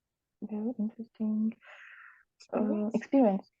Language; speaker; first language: English; non-native, learner; Russian